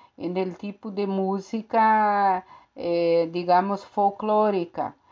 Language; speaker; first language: Spanish; non-native, fluent; Portuguese